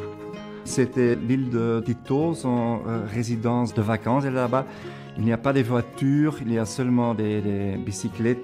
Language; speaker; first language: French; non-native, local second language; Dutch